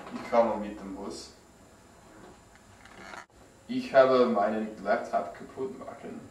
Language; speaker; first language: German; non-native, learner; English